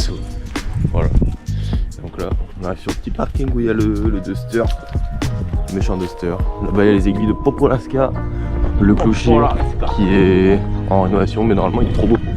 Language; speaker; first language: French; native; French